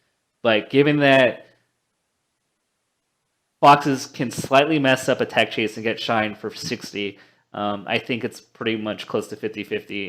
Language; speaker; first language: English; native; English